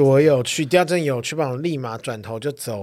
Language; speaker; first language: Chinese; native; Chinese